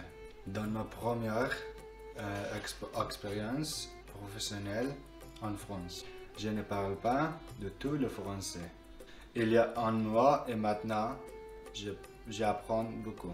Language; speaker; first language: French; non-native, learner; Persian